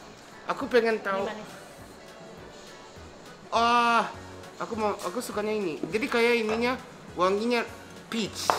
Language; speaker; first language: Indonesian; non-native, fluent; Japanese